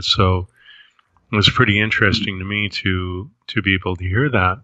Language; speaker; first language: English; native; English